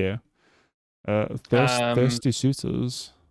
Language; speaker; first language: English; native; English